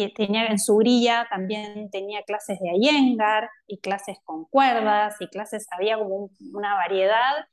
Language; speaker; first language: Spanish; native; Spanish